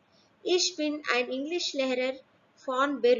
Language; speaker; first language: German; non-native, fluent; Hindi